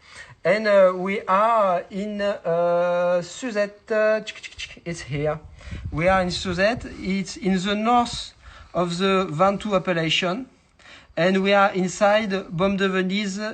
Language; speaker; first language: English; non-native, learner; French